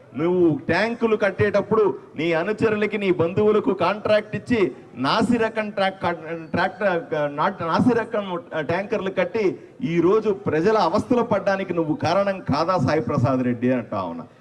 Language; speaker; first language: Telugu; native; Telugu